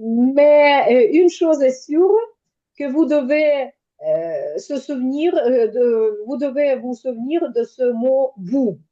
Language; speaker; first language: French; non-native, fluent; Ukrainian